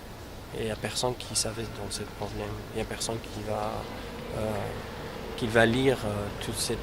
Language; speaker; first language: French; non-native, learner; Kurdish